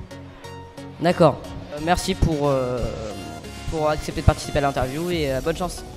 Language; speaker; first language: French; native; French